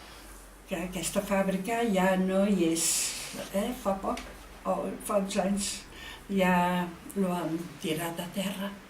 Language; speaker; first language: Catalan; non-native, fluent; Dutch